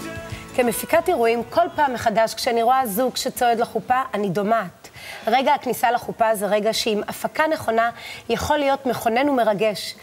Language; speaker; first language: Hebrew; native; Hebrew